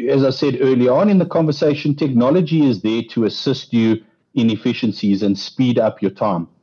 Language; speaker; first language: English; non-native, local second language; Afrikaans